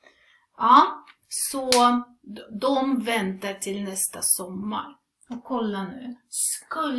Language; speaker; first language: Swedish; non-native, fluent; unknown